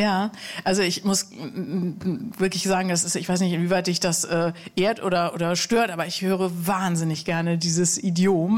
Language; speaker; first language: German; native; German